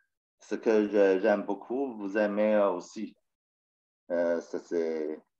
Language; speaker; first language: French; non-native, learner; Chinese